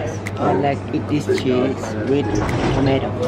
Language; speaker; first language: English; non-native, learner; Turkish